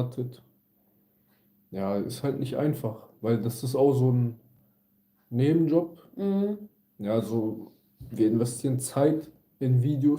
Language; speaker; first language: German; early bilingual, other home language; Kurdish